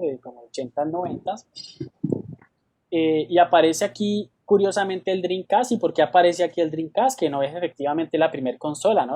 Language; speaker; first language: Spanish; native; Spanish